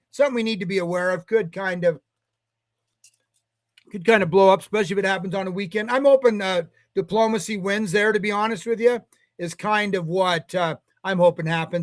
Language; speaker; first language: English; native; English